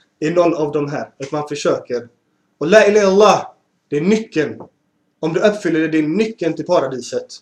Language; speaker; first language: Swedish; early bilingual, other home language; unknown